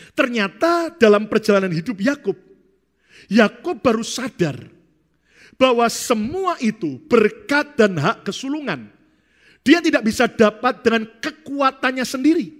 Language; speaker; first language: Indonesian; native; Indonesian